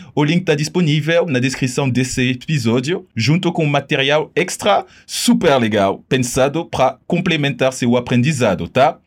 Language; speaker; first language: Portuguese; non-native, fluent; French